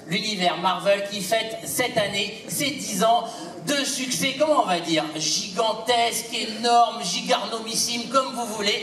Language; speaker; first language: French; native; French